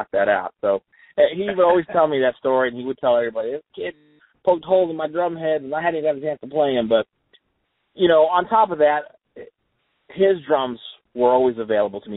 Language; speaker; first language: English; native; English